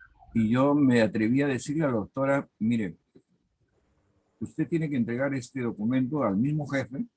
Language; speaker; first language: Spanish; native; Spanish